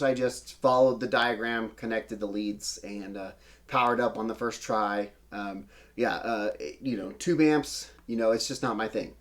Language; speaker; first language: English; native; English